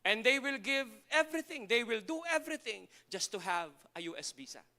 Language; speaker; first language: English; non-native, local second language; Filipino